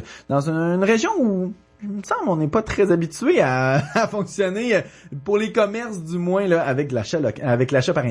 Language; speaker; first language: French; native; French